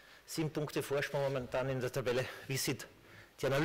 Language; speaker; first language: German; native; German